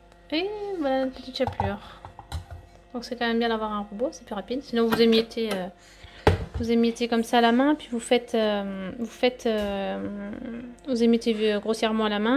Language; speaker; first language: French; native; French